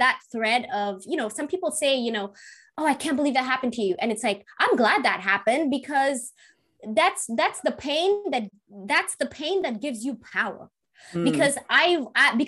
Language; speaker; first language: English; non-native, local second language; Kikuyu